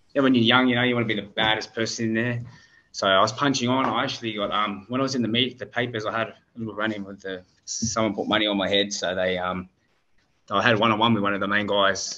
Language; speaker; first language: English; native; English